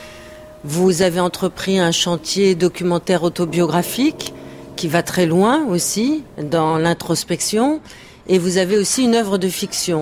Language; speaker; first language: French; native; French